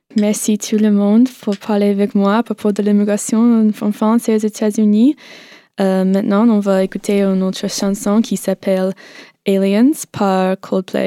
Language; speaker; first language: French; non-native, learner; English